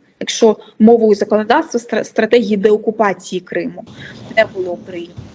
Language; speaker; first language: Ukrainian; non-native, local second language; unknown